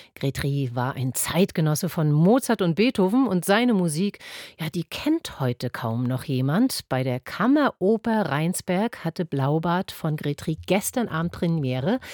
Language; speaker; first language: German; native; German